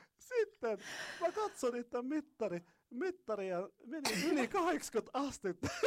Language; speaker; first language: Finnish; non-native, fluent; Arabic